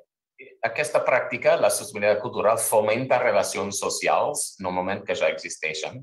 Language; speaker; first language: Catalan; non-native, fluent; English